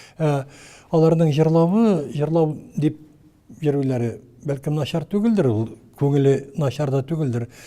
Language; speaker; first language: Tatar; native; Tatar